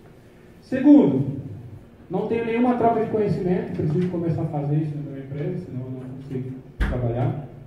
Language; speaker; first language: Portuguese; native; Portuguese